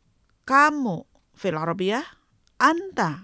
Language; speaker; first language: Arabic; non-native, learner; Indonesian